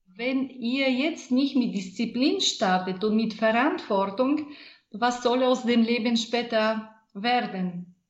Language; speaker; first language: German; non-native, fluent; Bulgarian